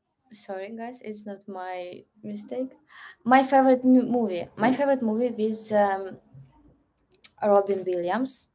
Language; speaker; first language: English; non-native, learner; Russian